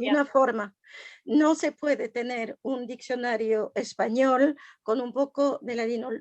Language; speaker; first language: Spanish; non-native, fluent; French